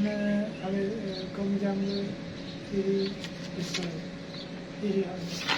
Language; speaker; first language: Korean; non-native, learner; Punjabi